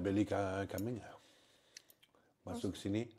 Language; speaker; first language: Indonesian; non-native, learner; French